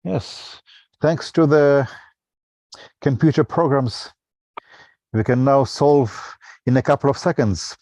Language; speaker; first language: English; non-native, fluent; Russian